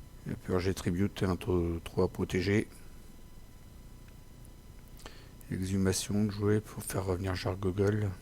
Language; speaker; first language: French; native; French